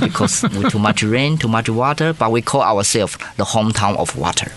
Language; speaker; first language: English; non-native, fluent; Chinese